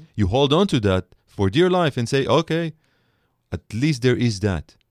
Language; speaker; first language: English; non-native, fluent; Hebrew